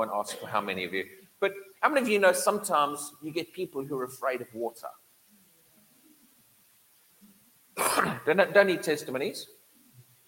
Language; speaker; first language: English; native; English